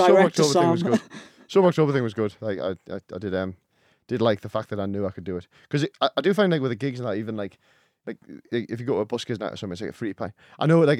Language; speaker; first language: English; native; English